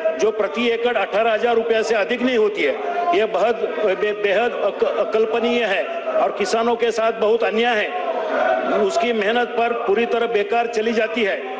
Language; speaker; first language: Hindi; non-native, local second language; Marathi